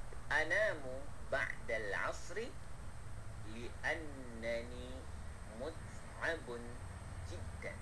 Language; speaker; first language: Arabic; non-native, fluent; Malay